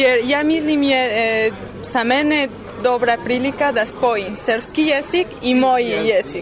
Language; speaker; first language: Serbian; non-native, learner; Spanish